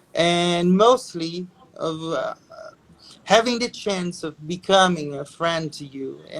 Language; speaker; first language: English; non-native, fluent; Portuguese